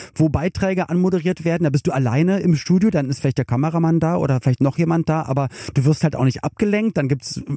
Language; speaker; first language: German; native; German